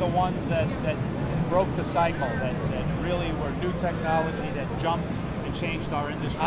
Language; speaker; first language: English; native; English